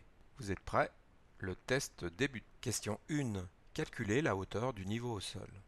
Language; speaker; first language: French; native; French